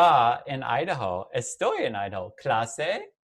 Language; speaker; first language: Spanish; non-native, fluent; English